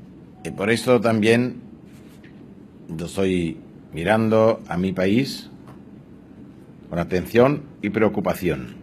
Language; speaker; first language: Spanish; non-native, fluent; Italian